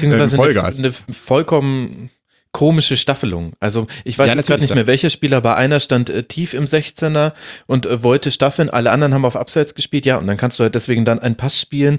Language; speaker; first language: German; native; German